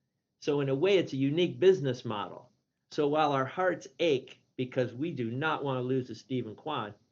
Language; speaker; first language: English; native; English